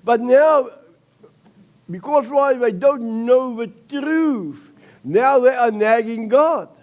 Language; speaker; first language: English; non-native, local second language; Afrikaans